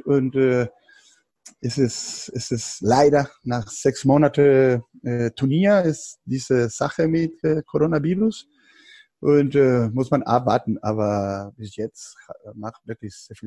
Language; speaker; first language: German; non-native, fluent; Spanish